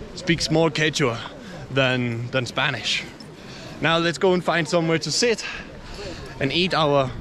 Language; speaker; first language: English; non-native, fluent; Danish